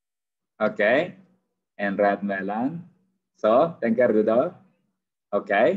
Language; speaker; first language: Swedish; non-native, fluent; Arabic